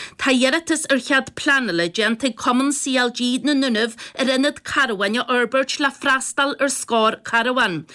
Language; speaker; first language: Irish; native; Irish